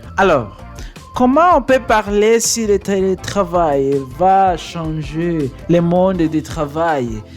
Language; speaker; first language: French; non-native, learner; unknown